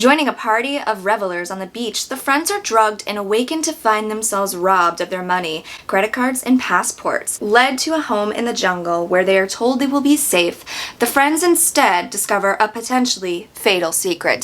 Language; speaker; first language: English; native; English